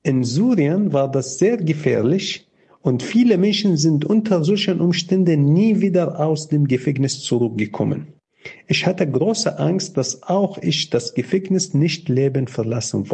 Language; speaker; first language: German; non-native, fluent; Arabic